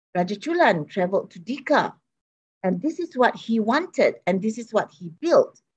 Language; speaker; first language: English; early bilingual, other home language; Malay